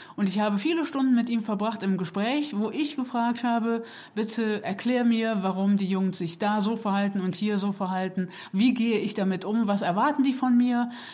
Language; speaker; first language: German; native; German